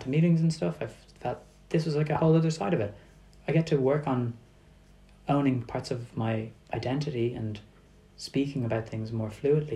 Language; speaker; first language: English; native; English